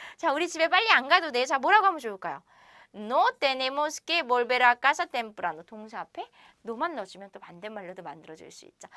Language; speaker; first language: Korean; native; Korean